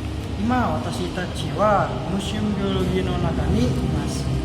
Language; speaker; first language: Japanese; non-native, learner; Indonesian